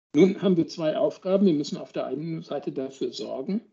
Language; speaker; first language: German; native; German